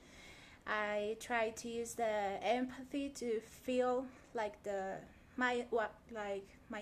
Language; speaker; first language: English; non-native, fluent; Spanish